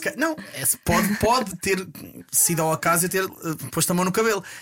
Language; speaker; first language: Portuguese; native; Portuguese